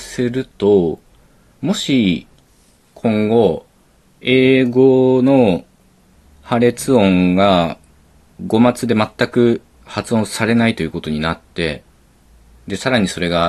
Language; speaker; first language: Japanese; native; Japanese